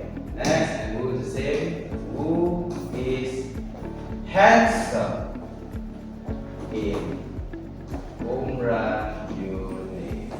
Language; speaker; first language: English; non-native, learner; Indonesian